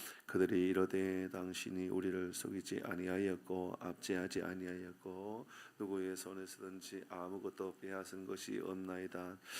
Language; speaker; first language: Korean; native; Korean